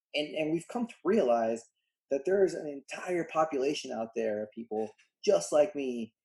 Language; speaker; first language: English; early bilingual, other home language; Spanish